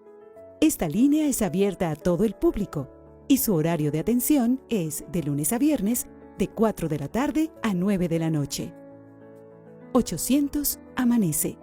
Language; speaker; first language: Spanish; native; Spanish